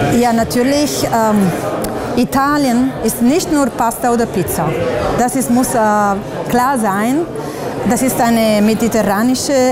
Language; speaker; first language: German; non-native, fluent; Italian